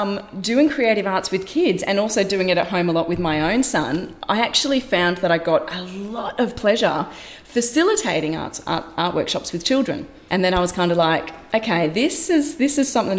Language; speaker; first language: English; native; English